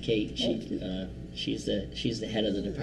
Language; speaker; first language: English; native; English